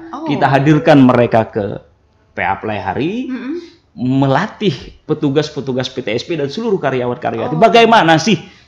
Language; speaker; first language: Indonesian; non-native, local second language; Banjar